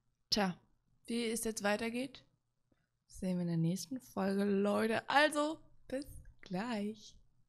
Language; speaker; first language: German; native; German